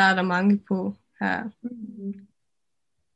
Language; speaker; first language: Danish; non-native, local second language; Faroese